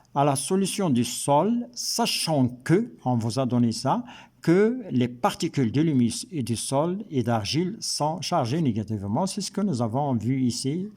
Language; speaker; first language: French; non-native, local second language; Arabic